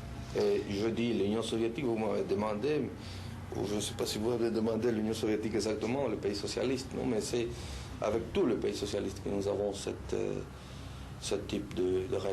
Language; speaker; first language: French; non-native, fluent; Spanish